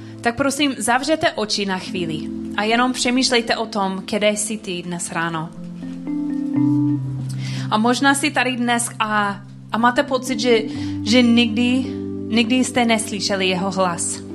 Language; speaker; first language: Czech; non-native, learner; English